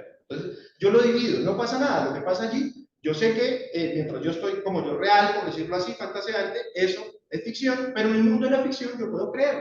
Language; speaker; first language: Spanish; native; Spanish